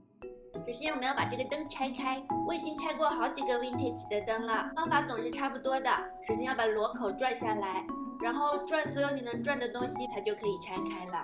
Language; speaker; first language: Chinese; native; Chinese